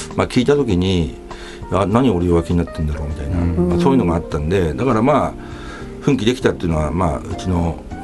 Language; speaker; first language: Japanese; native; Japanese